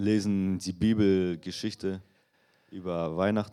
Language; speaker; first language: German; non-native, fluent; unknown